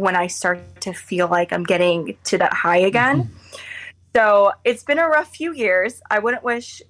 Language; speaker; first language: English; native; English